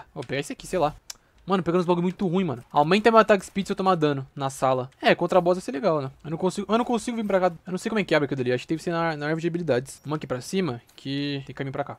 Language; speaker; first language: Portuguese; native; Portuguese